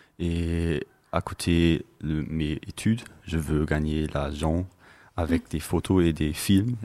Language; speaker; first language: French; non-native, learner; German